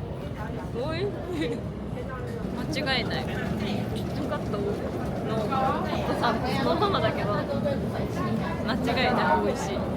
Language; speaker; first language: Japanese; native; Japanese